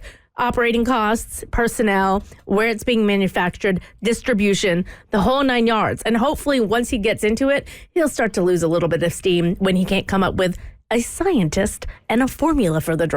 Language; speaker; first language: English; native; English